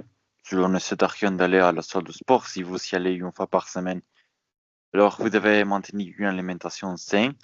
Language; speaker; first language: French; non-native, fluent; Spanish